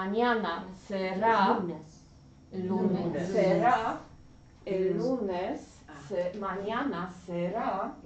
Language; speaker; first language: Spanish; non-native, learner; English